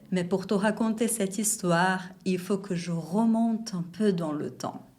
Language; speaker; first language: French; non-native, fluent; Portuguese